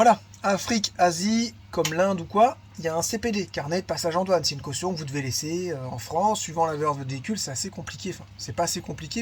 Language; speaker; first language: French; native; French